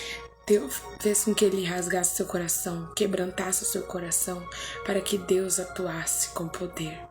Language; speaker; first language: Portuguese; native; Portuguese